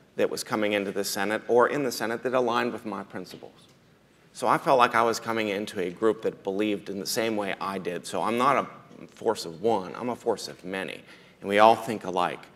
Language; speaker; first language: English; native; English